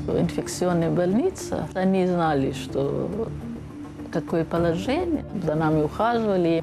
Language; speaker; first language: Ukrainian; non-native, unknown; Persian